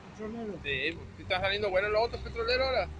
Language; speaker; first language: Spanish; native; Spanish